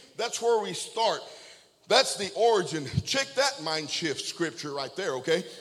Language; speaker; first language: English; early bilingual, other home language; Spanish